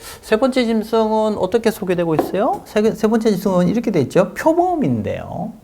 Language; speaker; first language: Korean; native; Korean